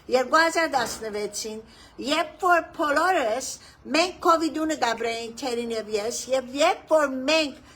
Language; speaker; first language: Armenian; early bilingual, heritage; Armenian